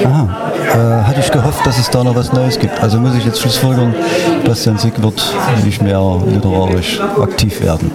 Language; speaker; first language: German; native; German